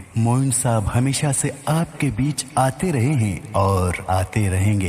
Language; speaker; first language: Urdu; native; Urdu